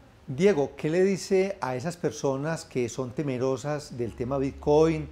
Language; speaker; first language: Spanish; native; Spanish